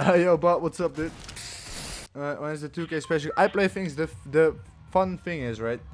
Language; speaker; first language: English; non-native, fluent; Dutch